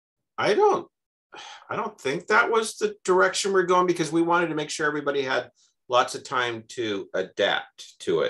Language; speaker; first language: English; native; English